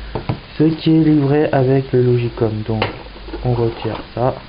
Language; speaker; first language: French; native; French